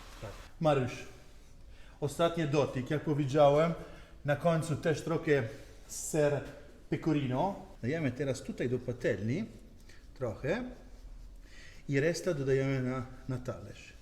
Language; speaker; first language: Polish; non-native, learner; Italian